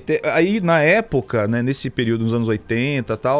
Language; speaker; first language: Portuguese; native; Portuguese